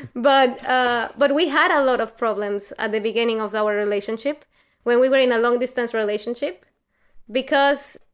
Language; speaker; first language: English; non-native, fluent; Spanish